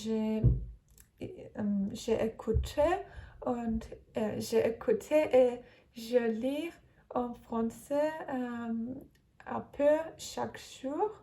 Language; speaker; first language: French; non-native, learner; Turkish